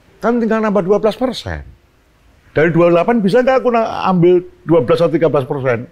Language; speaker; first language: Indonesian; non-native, local second language; Javanese